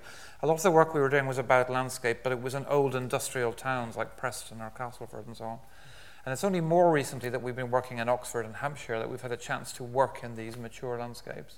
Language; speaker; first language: English; native; English